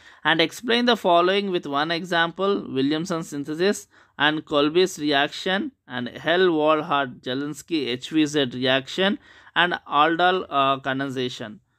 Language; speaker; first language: English; non-native, local second language; Telugu